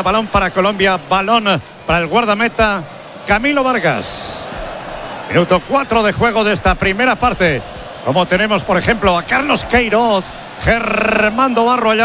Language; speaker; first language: Spanish; native; Spanish